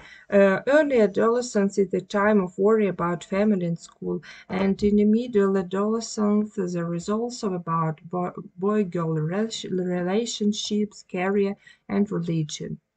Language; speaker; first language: English; non-native, fluent; Ukrainian